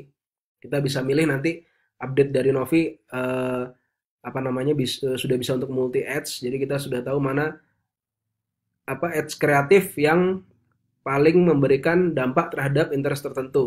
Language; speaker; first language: Indonesian; native; Indonesian